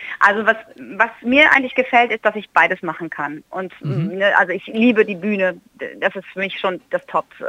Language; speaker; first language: German; early bilingual, heritage; German